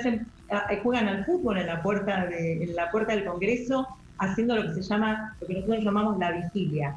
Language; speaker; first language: Spanish; native; Spanish